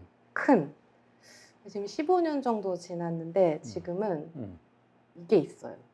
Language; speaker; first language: Korean; native; Korean